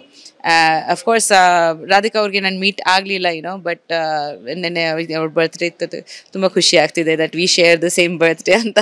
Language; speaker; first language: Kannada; non-native, fluent; Bangla